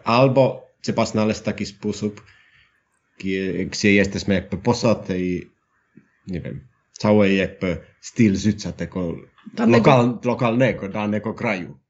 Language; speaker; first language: Polish; non-native, learner; Finnish